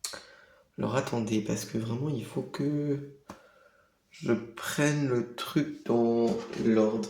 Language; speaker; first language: French; native; French